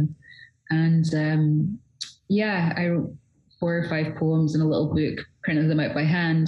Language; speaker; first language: English; native; English